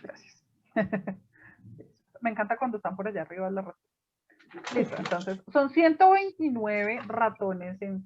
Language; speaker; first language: Spanish; native; Spanish